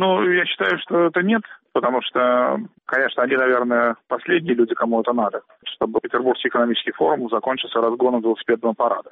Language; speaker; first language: Russian; native; Russian